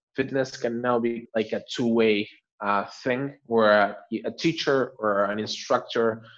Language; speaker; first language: English; non-native, fluent; Spanish